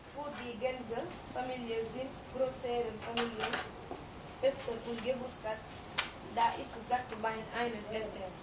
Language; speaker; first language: German; non-native, learner; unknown